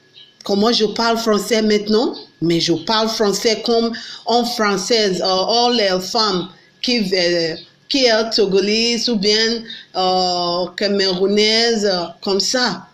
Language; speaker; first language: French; non-native, learner; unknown